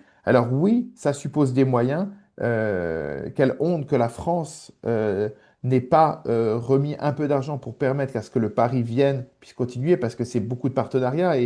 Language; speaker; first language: French; native; French